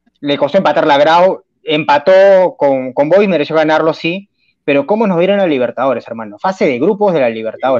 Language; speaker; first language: Spanish; native; Spanish